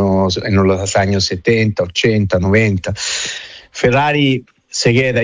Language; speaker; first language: Spanish; non-native, fluent; Italian